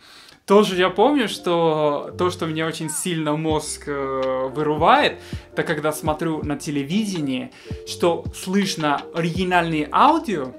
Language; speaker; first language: Russian; non-native, fluent; Spanish